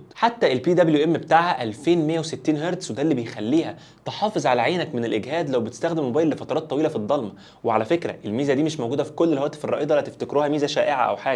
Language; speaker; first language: Arabic; native; Arabic